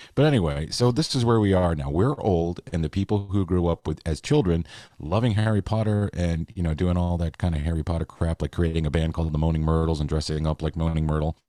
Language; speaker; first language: English; native; English